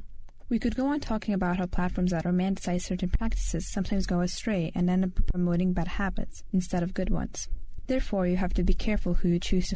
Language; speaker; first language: English; non-native, fluent; Lithuanian